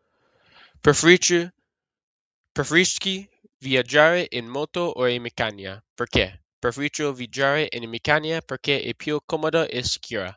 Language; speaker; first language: Italian; non-native, learner; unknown